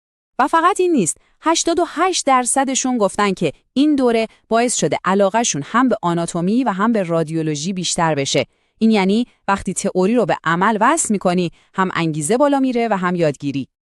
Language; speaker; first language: Persian; native; Persian